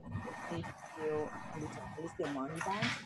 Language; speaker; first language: English; non-native, learner; Vietnamese